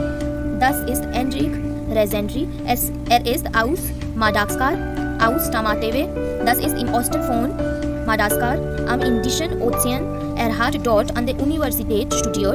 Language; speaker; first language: German; non-native, fluent; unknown